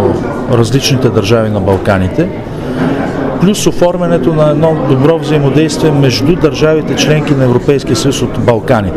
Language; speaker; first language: Bulgarian; native; Bulgarian